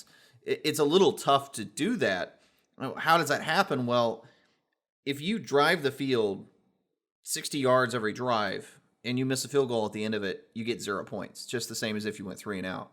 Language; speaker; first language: English; native; English